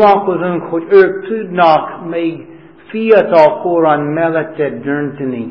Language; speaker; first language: Hungarian; non-native, fluent; English